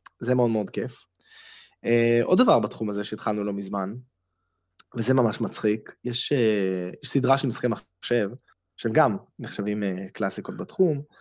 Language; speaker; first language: Hebrew; native; Hebrew